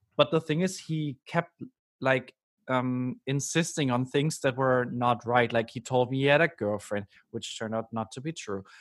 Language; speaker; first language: English; non-native, fluent; German